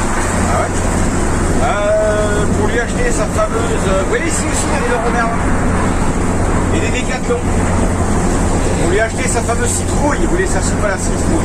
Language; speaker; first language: French; native; French